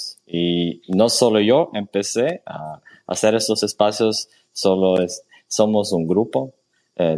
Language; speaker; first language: Spanish; non-native, fluent; Swedish